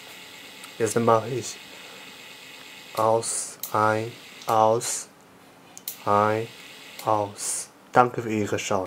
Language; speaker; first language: German; non-native, learner; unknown